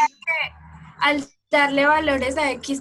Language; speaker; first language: Spanish; native; Spanish